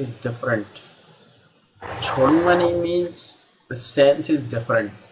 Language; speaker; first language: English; non-native, local second language; Hindi